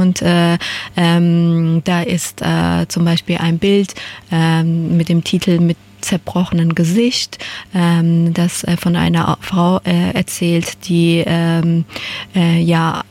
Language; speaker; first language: German; non-native, fluent; Persian